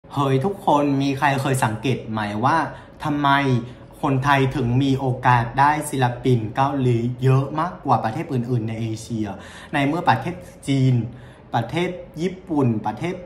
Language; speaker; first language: Thai; non-native, fluent; Vietnamese